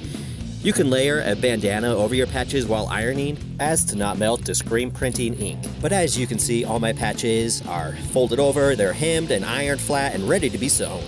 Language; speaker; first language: English; native; English